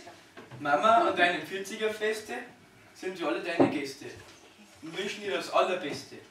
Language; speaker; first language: German; native; German